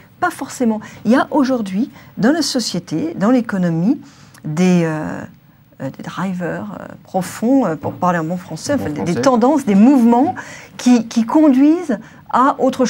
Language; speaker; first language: French; native; French